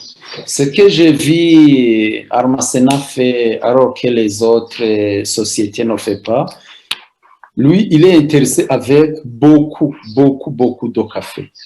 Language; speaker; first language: French; non-native, local second language; Rundi